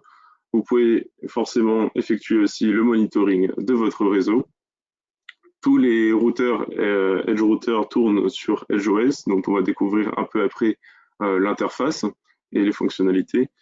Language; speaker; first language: French; native; French